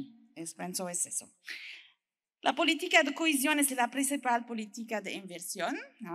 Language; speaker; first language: Spanish; non-native, learner; French